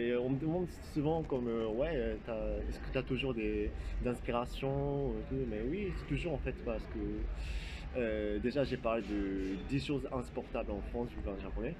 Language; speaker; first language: French; non-native, fluent; Japanese